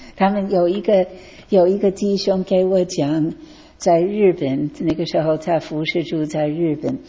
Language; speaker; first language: Chinese; non-native, fluent; English